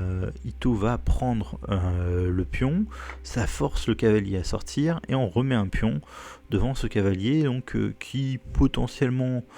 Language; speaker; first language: French; native; French